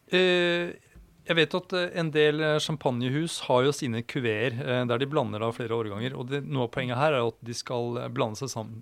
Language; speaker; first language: Norwegian; native; Norwegian